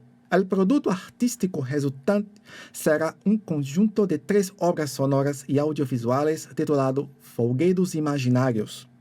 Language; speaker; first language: Spanish; non-native, fluent; Portuguese